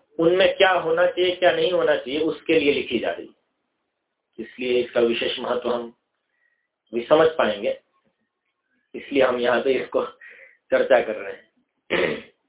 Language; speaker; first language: Hindi; non-native, local second language; Gujarati